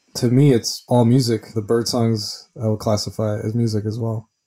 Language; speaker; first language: English; early bilingual, other home language; Spanish